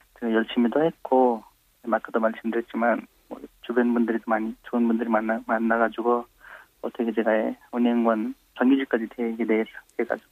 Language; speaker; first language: Korean; non-native, fluent; Nepali